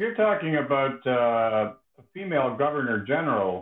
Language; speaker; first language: English; early bilingual, other home language; Ukrainian